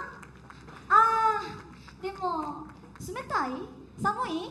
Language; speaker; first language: Japanese; non-native, learner; Indonesian